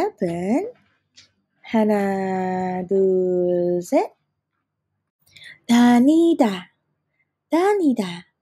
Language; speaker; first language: Korean; non-native, fluent; Indonesian